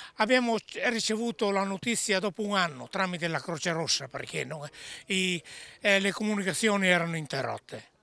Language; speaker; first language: Italian; native; Italian